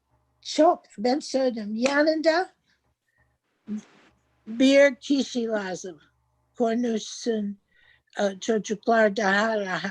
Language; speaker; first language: Turkish; non-native, learner; English